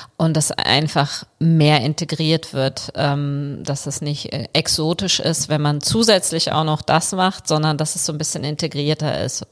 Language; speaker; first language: German; early bilingual, other home language; Bulgarian